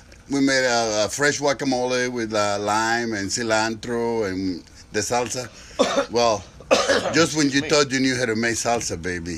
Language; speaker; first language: English; non-native, fluent; Spanish